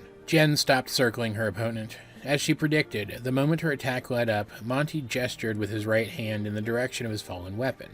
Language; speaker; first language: English; native; English